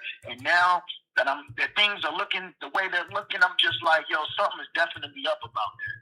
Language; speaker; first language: English; native; English